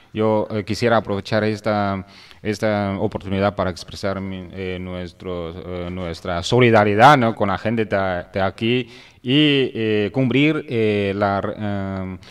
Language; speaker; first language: Spanish; non-native, fluent; Chinese